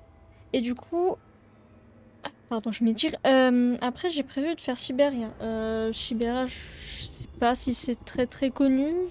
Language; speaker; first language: French; native; French